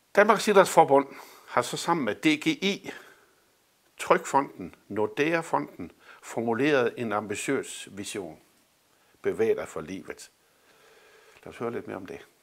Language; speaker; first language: Danish; native; Danish